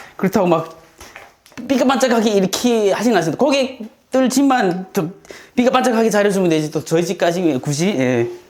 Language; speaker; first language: Korean; native; Korean